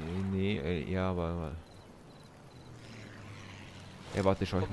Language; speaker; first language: German; native; German